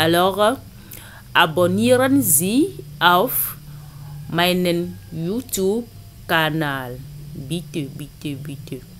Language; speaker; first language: German; non-native, learner; French